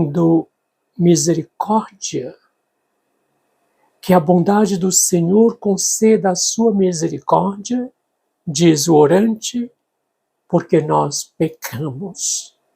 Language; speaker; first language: Portuguese; native; Portuguese